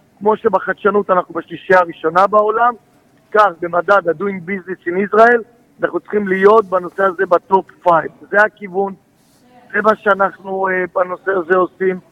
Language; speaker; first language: Hebrew; native; Hebrew